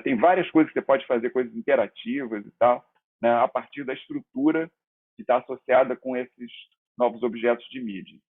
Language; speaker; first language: Portuguese; native; Portuguese